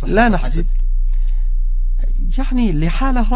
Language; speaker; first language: Arabic; native; Arabic